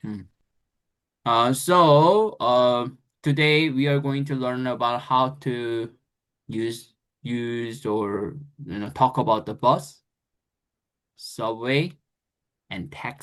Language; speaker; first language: English; non-native, fluent; Korean